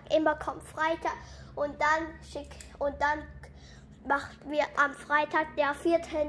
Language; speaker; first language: German; early bilingual, other home language; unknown